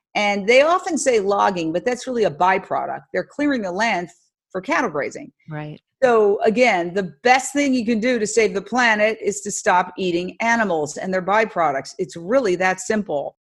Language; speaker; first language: English; native; English